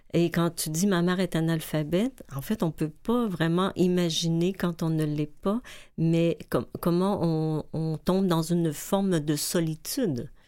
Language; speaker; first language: French; native; French